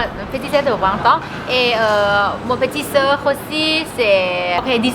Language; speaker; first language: French; non-native, learner; Thai